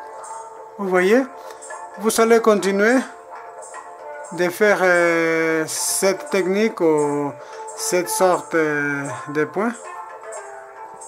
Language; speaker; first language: French; non-native, learner; Spanish